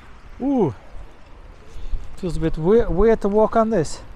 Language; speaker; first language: English; non-native, fluent; Dutch